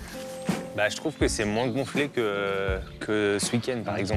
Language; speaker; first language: French; native; French